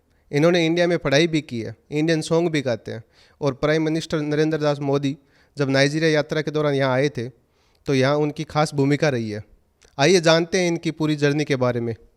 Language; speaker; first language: Hindi; native; Hindi